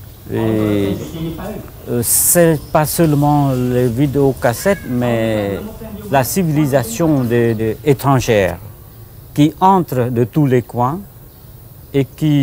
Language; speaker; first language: French; non-native, fluent; Khmer